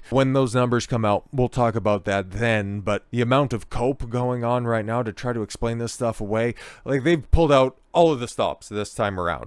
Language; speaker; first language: English; native; English